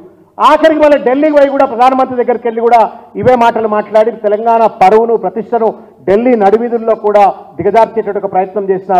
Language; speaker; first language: Telugu; native; Telugu